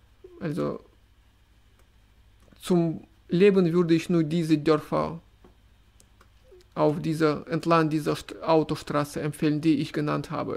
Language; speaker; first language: German; non-native, fluent; Russian